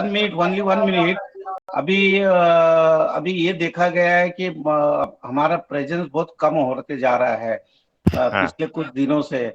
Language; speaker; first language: Hindi; native; Hindi